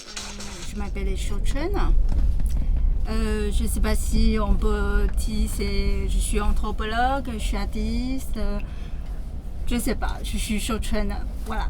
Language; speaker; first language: French; non-native, fluent; Chinese